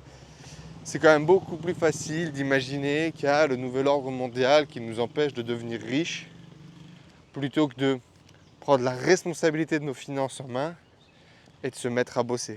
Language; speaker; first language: French; native; French